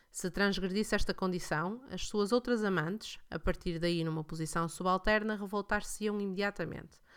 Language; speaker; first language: Portuguese; native; Portuguese